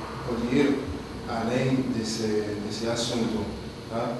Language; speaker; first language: Portuguese; non-native, learner; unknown